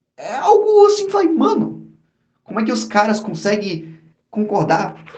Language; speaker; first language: Portuguese; native; Portuguese